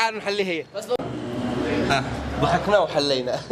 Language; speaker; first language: Arabic; native; Arabic